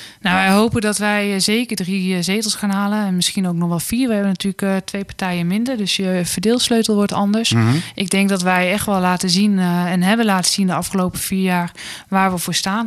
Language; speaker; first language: Dutch; native; Dutch